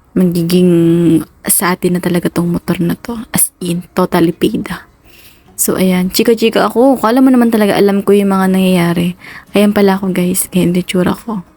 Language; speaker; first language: Filipino; native; Filipino